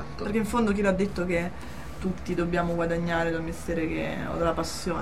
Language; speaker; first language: Italian; native; Italian